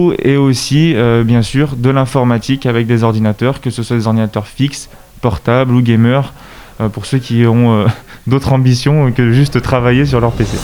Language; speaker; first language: French; native; French